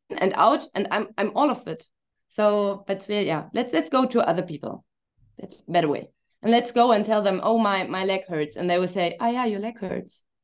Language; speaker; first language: English; non-native, fluent; German